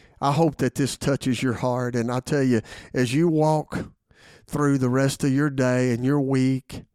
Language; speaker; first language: English; native; English